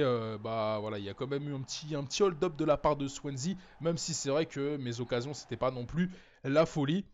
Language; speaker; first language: French; native; French